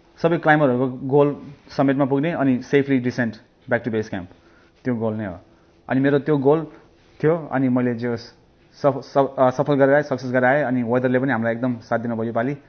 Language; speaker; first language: Nepali; early bilingual, heritage; Nepali